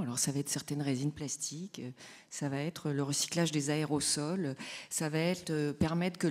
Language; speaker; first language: French; native; French